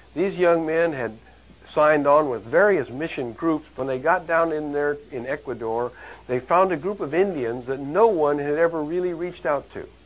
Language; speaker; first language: English; native; English